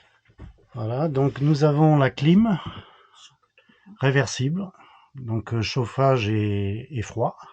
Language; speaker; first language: French; native; French